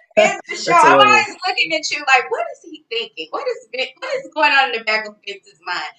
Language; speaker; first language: English; native; English